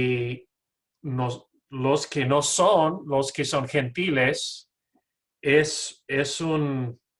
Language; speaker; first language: Spanish; non-native, learner; English